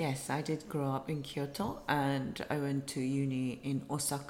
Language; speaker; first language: English; non-native, fluent; Japanese